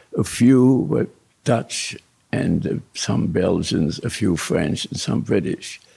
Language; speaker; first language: English; early bilingual, other home language; German